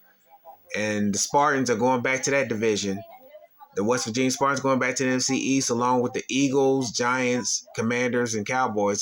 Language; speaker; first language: English; native; English